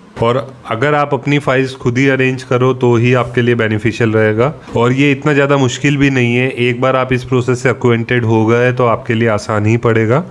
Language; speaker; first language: Hindi; native; Hindi